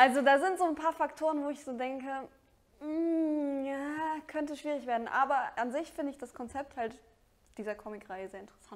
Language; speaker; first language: German; native; German